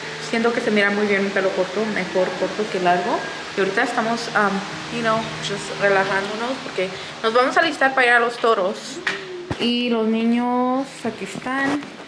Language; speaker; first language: Spanish; early bilingual, heritage; Spanish